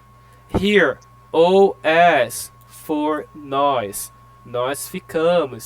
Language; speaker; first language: Portuguese; non-native, fluent; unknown